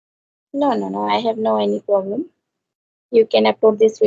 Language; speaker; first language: English; non-native, learner; Hindi